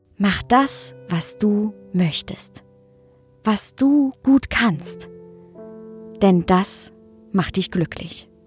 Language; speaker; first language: German; native; German